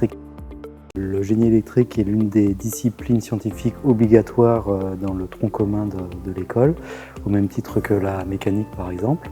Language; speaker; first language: French; native; French